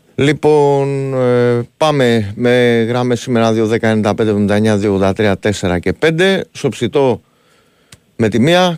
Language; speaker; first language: Greek; native; Greek